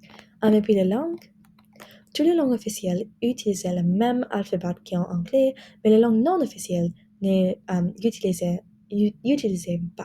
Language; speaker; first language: French; non-native, learner; English